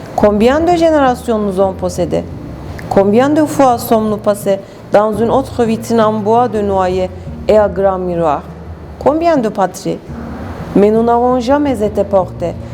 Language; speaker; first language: French; non-native, fluent; Turkish